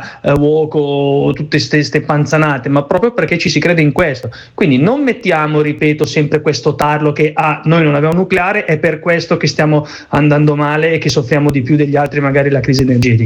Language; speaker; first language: Italian; native; Italian